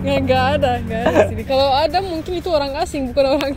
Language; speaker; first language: Indonesian; non-native, fluent; Turkish